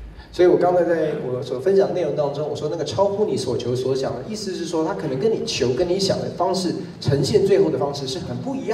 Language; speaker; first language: Chinese; native; Chinese